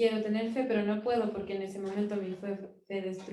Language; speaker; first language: Spanish; native; Spanish